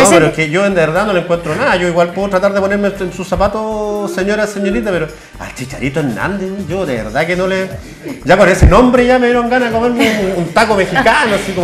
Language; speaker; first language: Spanish; native; Spanish